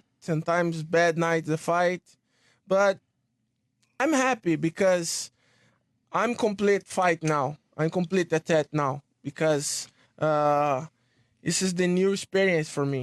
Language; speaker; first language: English; non-native, learner; Portuguese